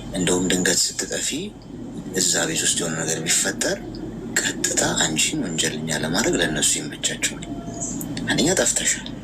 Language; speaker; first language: Amharic; native; Amharic